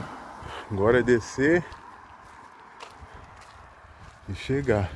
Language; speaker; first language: Portuguese; native; Portuguese